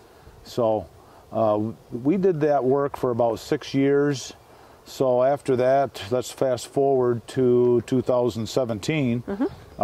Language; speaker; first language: English; native; English